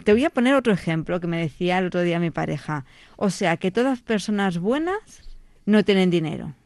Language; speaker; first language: Spanish; non-native, local second language; Catalan